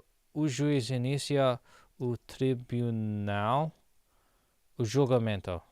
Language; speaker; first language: Portuguese; non-native, learner; English